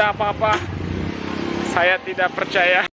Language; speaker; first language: Indonesian; non-native, learner; Kazakh